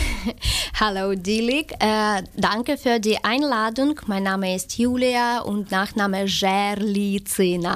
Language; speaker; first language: German; non-native, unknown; Ukrainian